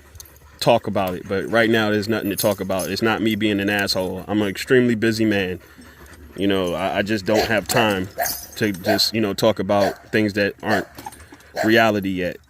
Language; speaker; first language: English; native; English